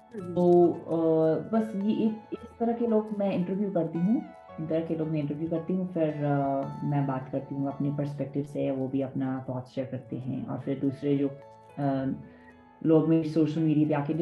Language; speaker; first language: Hindi; non-native, fluent; English